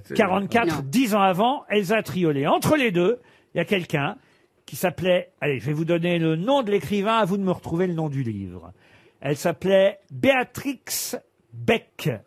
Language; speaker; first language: French; native; French